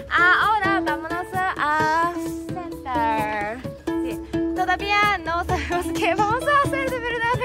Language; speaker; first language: Spanish; non-native, learner; Japanese